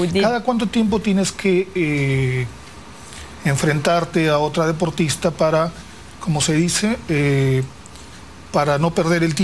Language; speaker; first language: Spanish; native; Spanish